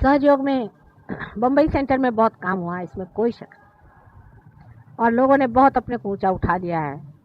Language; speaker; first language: Hindi; non-native, local second language; Marathi